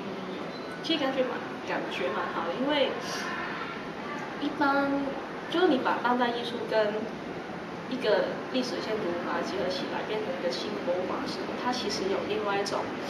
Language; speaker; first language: Chinese; non-native, local second language; Cantonese